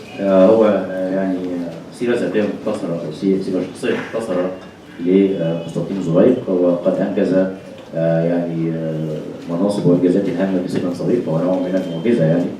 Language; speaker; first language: Arabic; native; Arabic